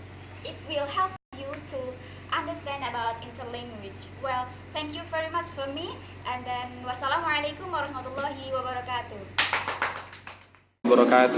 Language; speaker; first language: English; non-native, learner; Indonesian